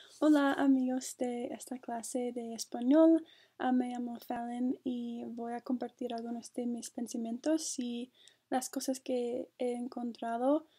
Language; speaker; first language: Spanish; non-native, fluent; English